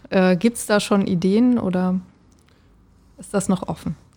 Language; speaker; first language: German; native; German